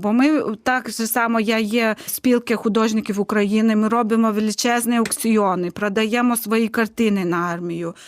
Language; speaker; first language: Ukrainian; non-native, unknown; Lithuanian